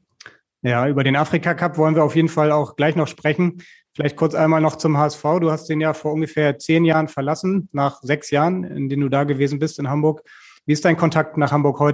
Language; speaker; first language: German; native; German